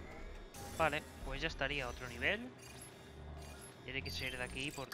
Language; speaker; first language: Spanish; native; Spanish